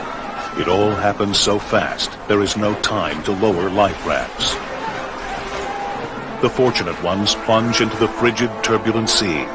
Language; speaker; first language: English; native; English